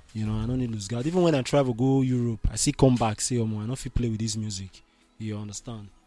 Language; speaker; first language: Nigerian Pidgin; native; Nigerian Pidgin